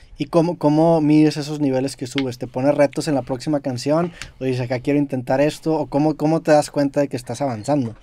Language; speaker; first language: Spanish; native; Spanish